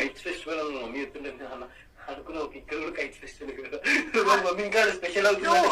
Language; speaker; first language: Telugu; native; Telugu